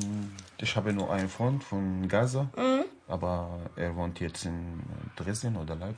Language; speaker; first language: German; non-native, learner; Arabic